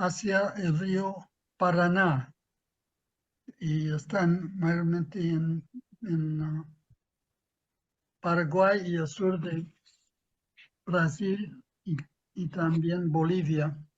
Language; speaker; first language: Spanish; non-native, fluent; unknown